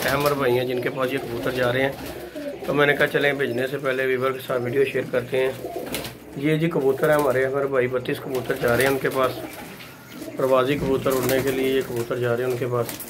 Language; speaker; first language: Hindi; non-native, local second language; Punjabi